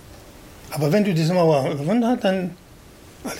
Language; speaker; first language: German; non-native, fluent; Arabic